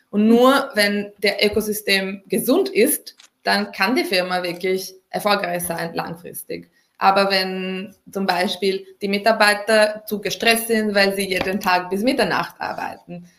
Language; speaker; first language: German; non-native, fluent; Italian